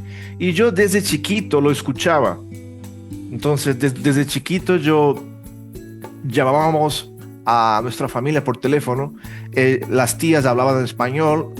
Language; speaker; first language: Spanish; early bilingual, heritage; Portuguese